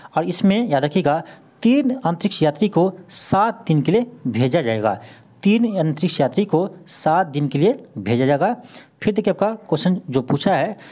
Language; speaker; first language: Hindi; native; Hindi